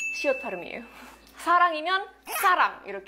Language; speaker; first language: Korean; non-native, fluent; Indonesian